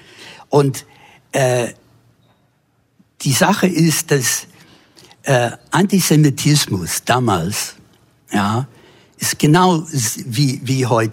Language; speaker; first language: German; non-native, fluent; English